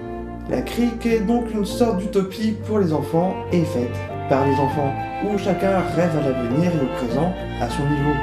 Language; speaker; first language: French; native; French